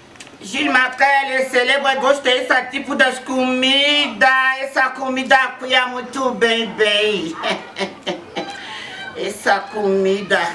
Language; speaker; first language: Portuguese; non-native, learner; Lingala